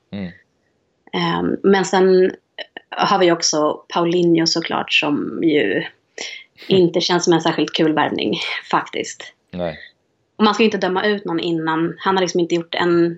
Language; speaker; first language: Swedish; native; Swedish